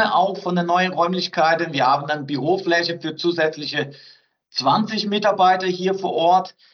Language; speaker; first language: German; non-native, fluent; Portuguese